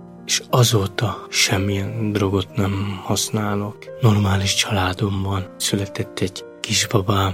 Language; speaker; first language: Hungarian; non-native, local second language; Romany